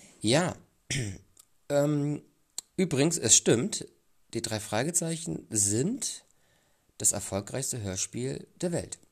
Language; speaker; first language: German; native; German